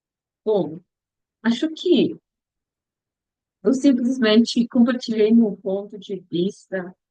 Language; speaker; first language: Portuguese; non-native, learner; Spanish